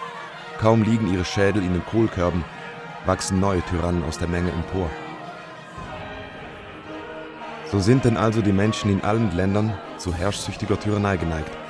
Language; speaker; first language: German; native; German